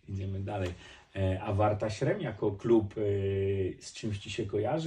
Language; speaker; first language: Polish; native; Polish